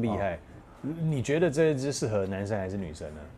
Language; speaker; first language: Chinese; native; Chinese